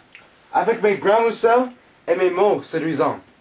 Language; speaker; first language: French; non-native, learner; English